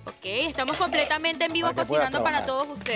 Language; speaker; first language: Spanish; native; Spanish